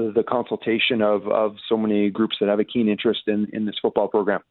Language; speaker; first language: English; native; English